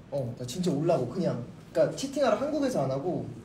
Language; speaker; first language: Korean; native; Korean